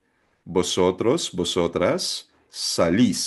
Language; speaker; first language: Spanish; non-native, fluent; Filipino